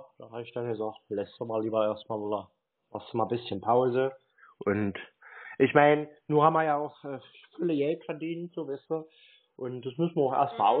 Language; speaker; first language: German; native; German